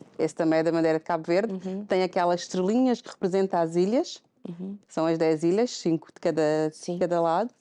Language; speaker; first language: Portuguese; non-native, local second language; Kabuverdianu